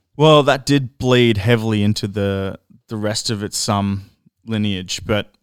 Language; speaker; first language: English; native; English